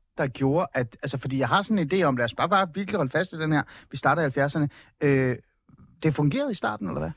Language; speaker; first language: Danish; early bilingual, other home language; Persian